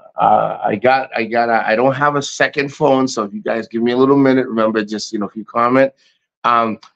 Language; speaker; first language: English; native; English